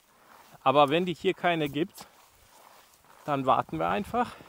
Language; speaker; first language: German; native; German